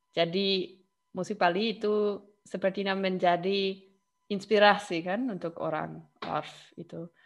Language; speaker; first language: Indonesian; non-native, fluent; German